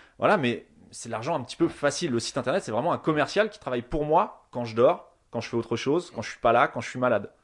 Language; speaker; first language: French; native; French